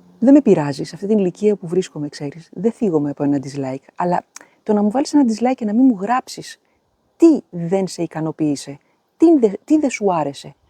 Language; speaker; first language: Greek; native; Greek